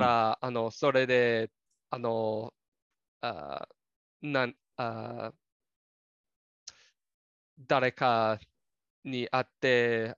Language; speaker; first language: Japanese; non-native, learner; English